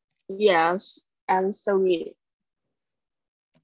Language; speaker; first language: English; non-native, learner; Thai